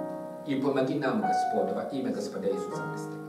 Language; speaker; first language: Russian; non-native, fluent; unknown